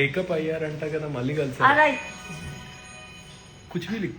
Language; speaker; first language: Telugu; native; Telugu